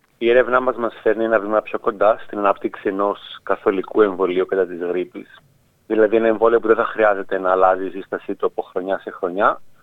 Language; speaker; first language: Greek; native; Greek